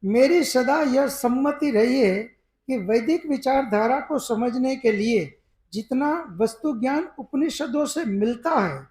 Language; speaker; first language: Hindi; non-native, local second language; Gujarati